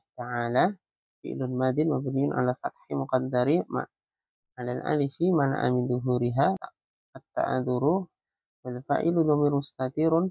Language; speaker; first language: Arabic; non-native, fluent; Indonesian